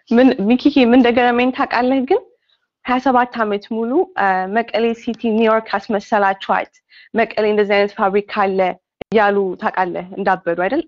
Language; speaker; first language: Amharic; non-native, local second language; Tigrinya